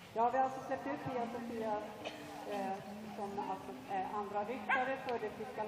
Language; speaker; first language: Swedish; native; Swedish